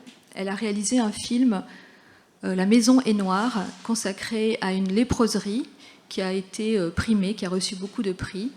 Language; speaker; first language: French; native; French